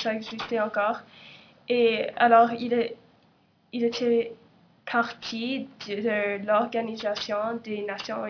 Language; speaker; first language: French; non-native, local second language; English